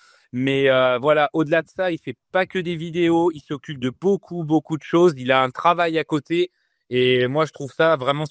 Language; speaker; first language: French; native; French